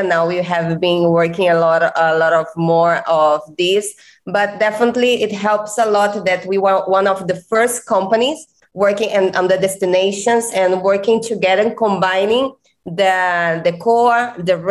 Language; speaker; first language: English; non-native, fluent; Portuguese